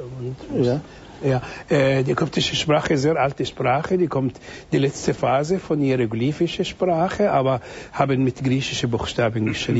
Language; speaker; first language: German; non-native, fluent; Arabic